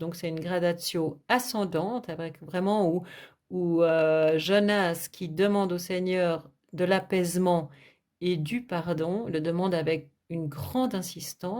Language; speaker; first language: French; native; French